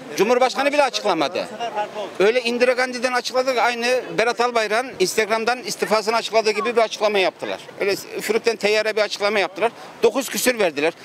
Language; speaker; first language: Turkish; native; Turkish